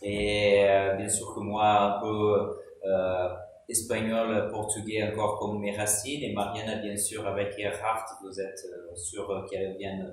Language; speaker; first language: French; non-native, fluent; Portuguese